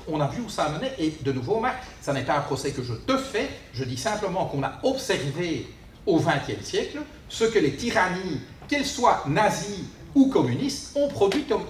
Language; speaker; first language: French; native; French